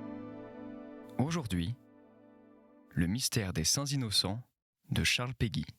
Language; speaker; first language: French; native; French